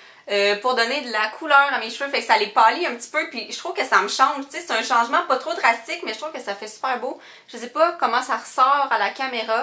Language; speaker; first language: French; native; French